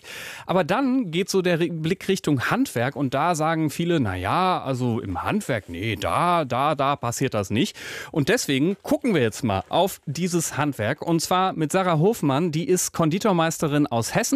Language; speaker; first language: German; native; German